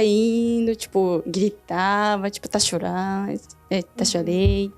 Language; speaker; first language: Portuguese; non-native, learner; Japanese